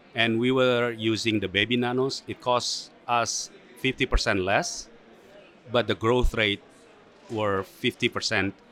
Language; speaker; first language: English; non-native, fluent; Indonesian